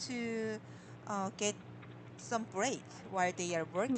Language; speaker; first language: English; non-native, learner; Korean